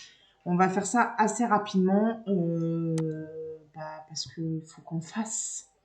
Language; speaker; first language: French; native; French